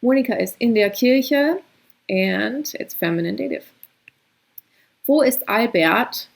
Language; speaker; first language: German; non-native, fluent; English